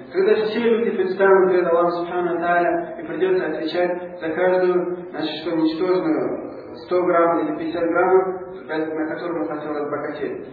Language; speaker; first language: Russian; non-native, local second language; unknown